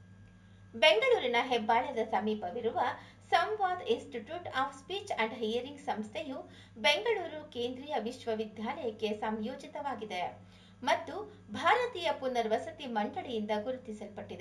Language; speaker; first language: Kannada; native; Kannada